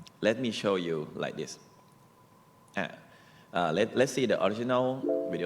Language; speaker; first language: English; non-native, learner; Thai